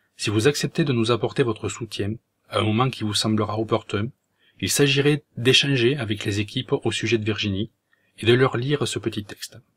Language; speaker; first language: French; native; French